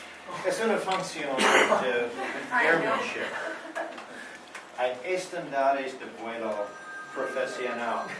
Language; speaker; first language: Spanish; non-native, learner; English